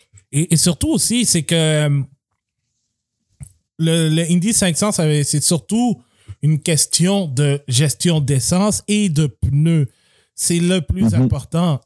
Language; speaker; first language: French; native; French